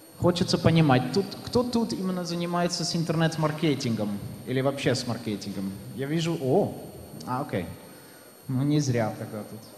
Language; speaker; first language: Russian; non-native, fluent; Dutch